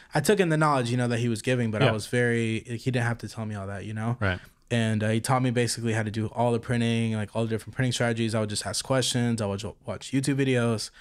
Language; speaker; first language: English; native; English